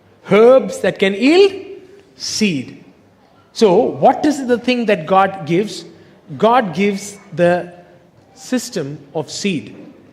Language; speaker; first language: English; non-native, local second language; Tamil